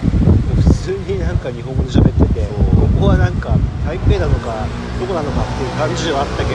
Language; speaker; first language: Japanese; native; Japanese